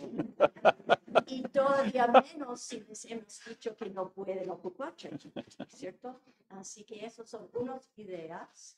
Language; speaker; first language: Spanish; non-native, fluent; English